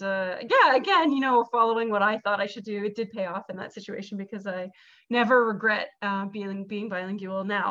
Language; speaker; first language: English; native; English